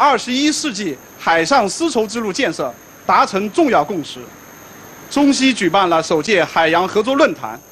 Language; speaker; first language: Chinese; native; Chinese